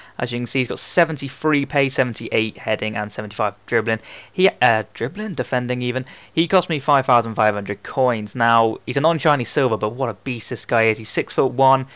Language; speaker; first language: English; native; English